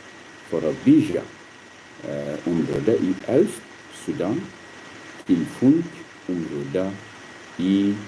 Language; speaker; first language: Swedish; non-native, learner; Arabic